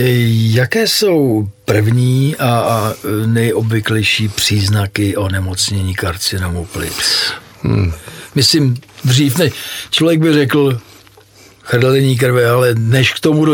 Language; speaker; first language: Czech; native; Czech